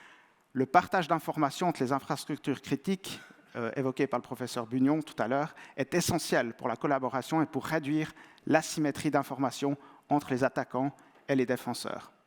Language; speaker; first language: French; native; French